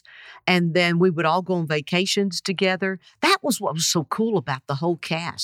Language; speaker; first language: English; native; English